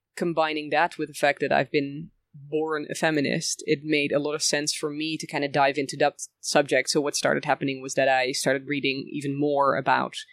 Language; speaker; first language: English; early bilingual, other home language; Dutch